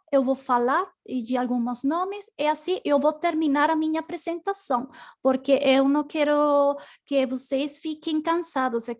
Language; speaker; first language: Portuguese; non-native, learner; Spanish